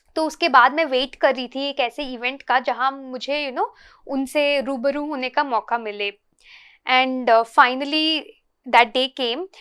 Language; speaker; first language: Hindi; non-native, local second language; Telugu